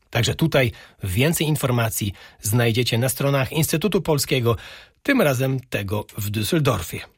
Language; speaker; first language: Polish; native; Polish